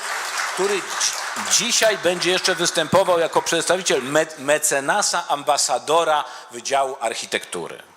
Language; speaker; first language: Polish; native; Polish